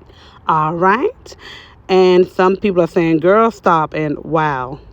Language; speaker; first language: English; native; English